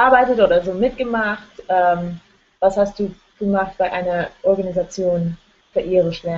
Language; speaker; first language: German; non-native, fluent; English